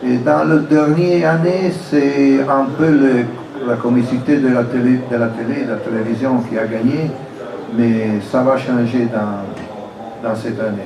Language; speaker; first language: French; non-native, fluent; Italian